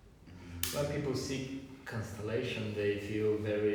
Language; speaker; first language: English; non-native, fluent; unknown